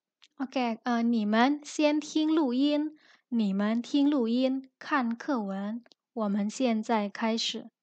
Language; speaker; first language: Chinese; non-native, fluent; Indonesian